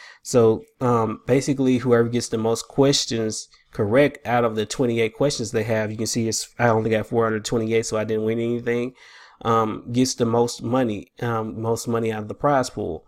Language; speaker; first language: English; native; English